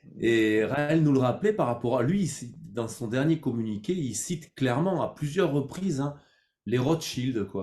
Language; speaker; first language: French; native; French